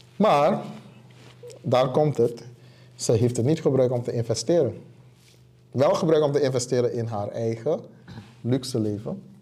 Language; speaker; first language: Dutch; native; Dutch